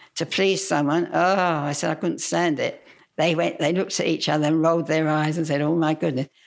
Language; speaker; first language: English; native; English